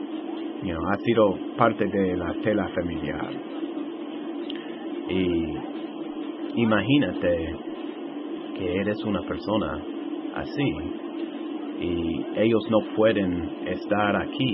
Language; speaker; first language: Spanish; non-native, fluent; English